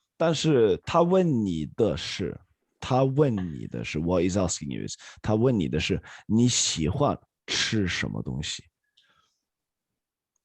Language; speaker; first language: Chinese; non-native, fluent; Swedish